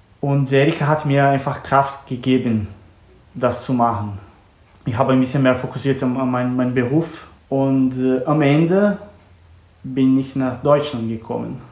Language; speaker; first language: German; non-native, learner; Portuguese